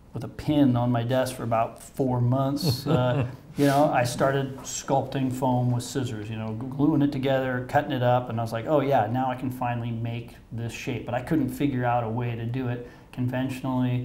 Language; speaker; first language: English; native; English